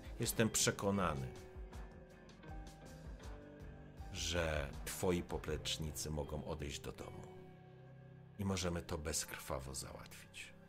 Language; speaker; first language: Polish; native; Polish